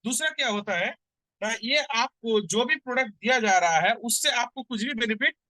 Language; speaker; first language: Hindi; non-native, local second language; Bangla